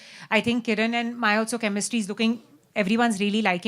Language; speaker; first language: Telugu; non-native, learner; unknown